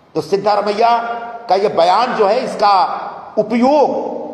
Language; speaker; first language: Hindi; non-native, local second language; Marathi